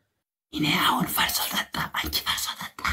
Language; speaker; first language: English; non-native, learner; Amharic